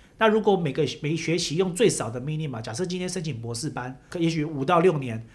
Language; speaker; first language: Chinese; native; Chinese